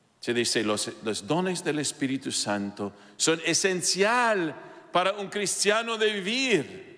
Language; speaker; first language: Spanish; non-native, fluent; English